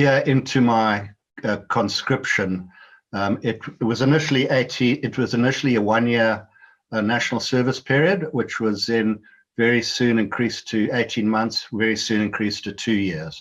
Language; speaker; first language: English; native; English